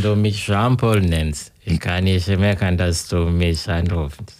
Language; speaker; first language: German; non-native, learner; Kinyarwanda